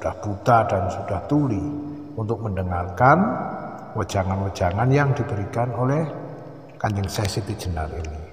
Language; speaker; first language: Indonesian; native; Indonesian